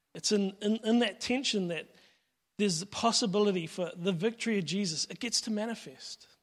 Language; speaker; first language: English; native; English